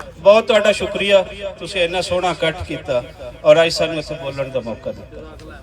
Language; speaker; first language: Punjabi; native; Punjabi